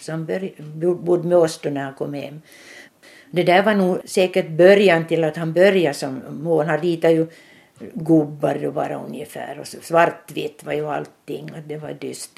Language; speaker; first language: Swedish; native; Swedish